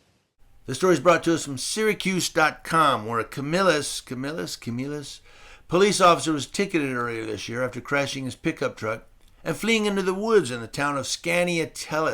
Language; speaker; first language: English; native; English